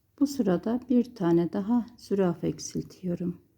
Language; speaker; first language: Turkish; native; Turkish